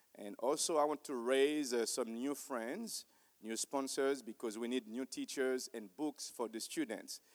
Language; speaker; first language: English; non-native, fluent; Haitian Creole